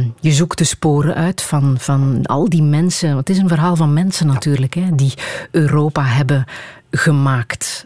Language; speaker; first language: Dutch; native; Dutch